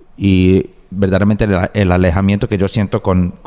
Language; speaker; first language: Spanish; early bilingual, heritage; Spanish